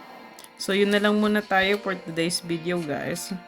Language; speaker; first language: Filipino; native; Filipino